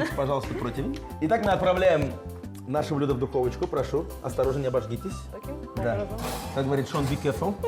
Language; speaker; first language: Russian; native; Russian